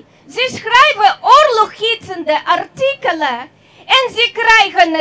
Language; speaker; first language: Dutch; non-native, fluent; Russian